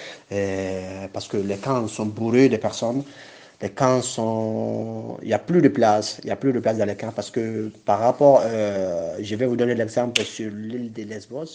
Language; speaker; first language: French; non-native, local second language; Bambara